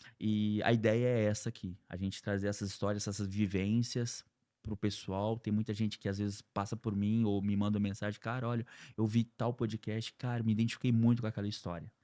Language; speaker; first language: Portuguese; native; Portuguese